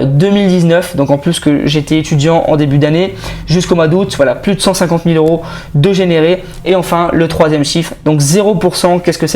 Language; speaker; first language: French; native; French